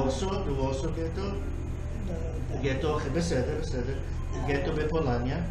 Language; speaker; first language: Hebrew; early bilingual, heritage; English